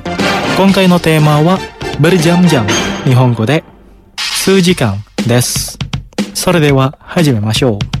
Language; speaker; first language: Japanese; non-native, fluent; Indonesian